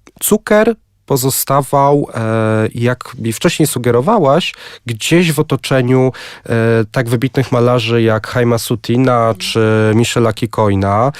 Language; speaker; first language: Polish; native; Polish